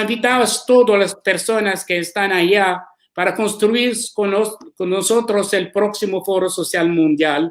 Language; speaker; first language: Spanish; non-native, learner; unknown